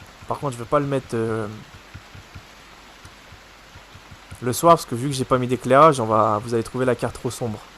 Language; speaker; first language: French; native; French